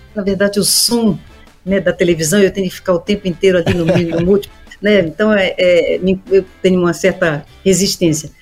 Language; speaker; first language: Portuguese; native; Portuguese